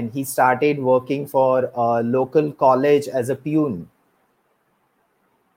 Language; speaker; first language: English; non-native, local second language; Gujarati